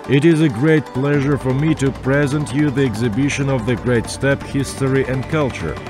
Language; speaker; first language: English; non-native, fluent; Kazakh